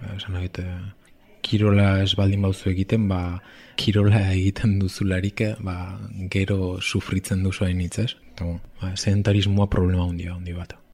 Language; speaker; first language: Basque; non-native, local second language; Spanish